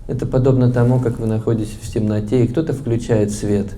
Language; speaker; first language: Russian; native; Russian